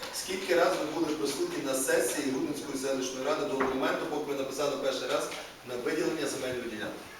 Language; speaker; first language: Ukrainian; native; Ukrainian